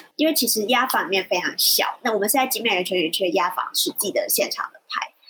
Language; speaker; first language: Chinese; native; Chinese